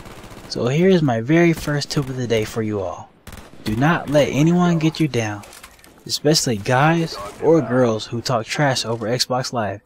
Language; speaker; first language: English; native; English